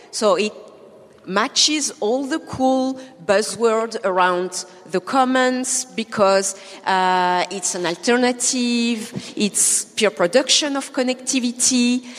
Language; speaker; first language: English; non-native, fluent; French